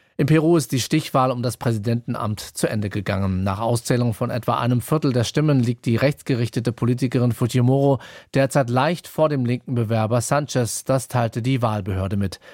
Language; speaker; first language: German; native; German